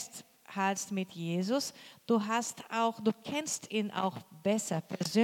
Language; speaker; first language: German; non-native, learner; Portuguese